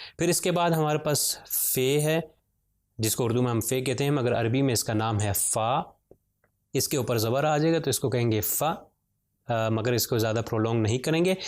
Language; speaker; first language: Urdu; native; Urdu